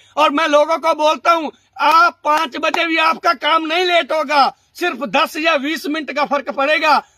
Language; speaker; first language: Hindi; non-native, local second language; Punjabi